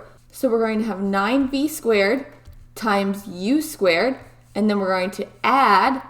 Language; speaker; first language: English; native; English